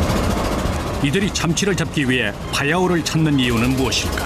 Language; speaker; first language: Korean; native; Korean